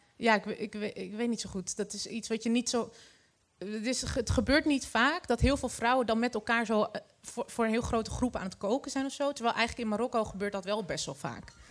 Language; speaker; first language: Dutch; early bilingual, other home language; Arabic